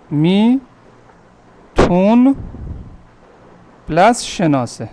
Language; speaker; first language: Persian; non-native, fluent; Urdu